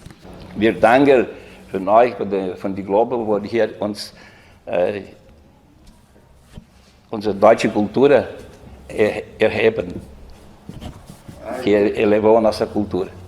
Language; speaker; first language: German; non-native, learner; Portuguese